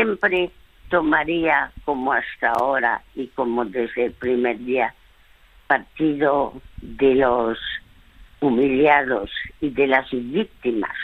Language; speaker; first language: Spanish; early bilingual, other home language; French